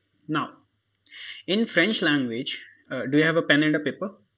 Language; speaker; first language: English; non-native, local second language; Hindi